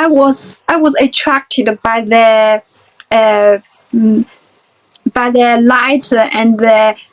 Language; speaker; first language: English; non-native, fluent; Chinese